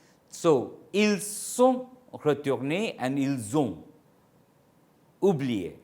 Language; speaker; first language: French; non-native, fluent; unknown